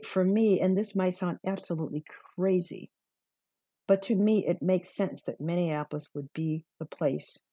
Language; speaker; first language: English; native; English